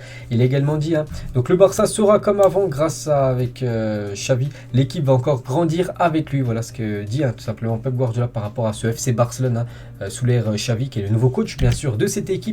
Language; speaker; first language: French; native; French